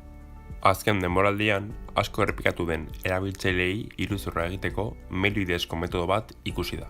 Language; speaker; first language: Basque; non-native, local second language; Spanish